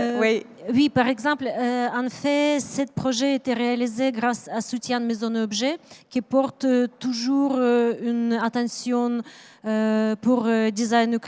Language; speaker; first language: French; non-native, learner; Ukrainian